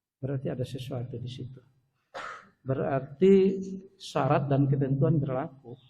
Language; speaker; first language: Indonesian; native; Indonesian